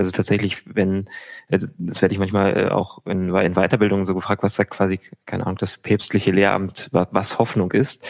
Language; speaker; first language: German; native; German